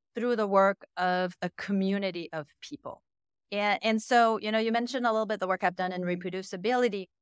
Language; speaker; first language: English; native; English